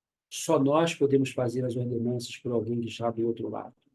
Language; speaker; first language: Portuguese; native; Portuguese